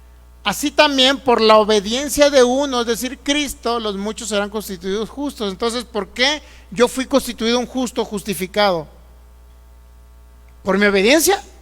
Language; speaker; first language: Spanish; native; Spanish